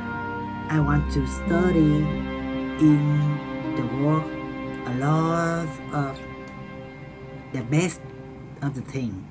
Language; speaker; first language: English; non-native, learner; Vietnamese